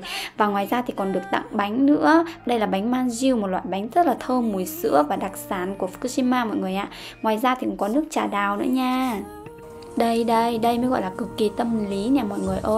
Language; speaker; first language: Vietnamese; native; Vietnamese